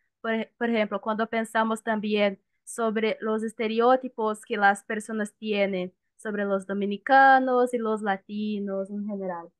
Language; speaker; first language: Spanish; non-native, learner; Portuguese